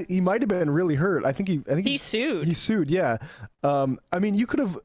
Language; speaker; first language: English; native; English